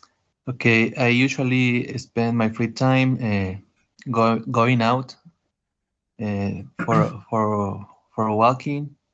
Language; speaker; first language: English; non-native, learner; Spanish